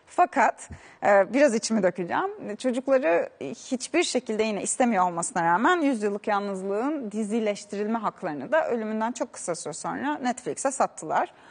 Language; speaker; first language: Turkish; native; Turkish